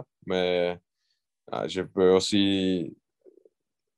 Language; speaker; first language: French; non-native, local second language; Dutch